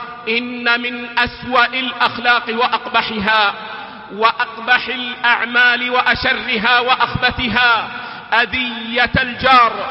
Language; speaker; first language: Arabic; native; Arabic